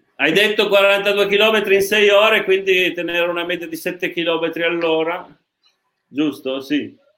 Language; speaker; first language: Italian; native; Italian